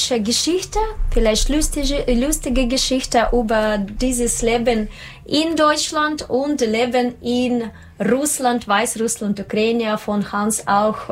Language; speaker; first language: German; non-native, learner; Russian